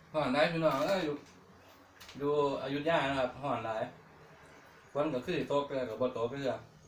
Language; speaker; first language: Thai; native; Thai